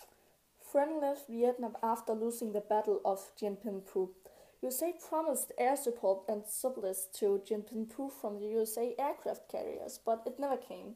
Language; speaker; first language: English; non-native, learner; Danish